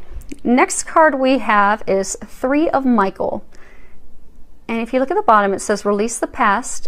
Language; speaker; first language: English; native; English